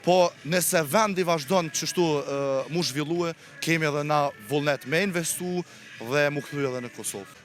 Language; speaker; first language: Albanian; early bilingual, heritage; Albanian